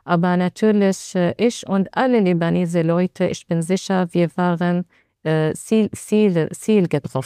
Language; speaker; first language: German; non-native, learner; Arabic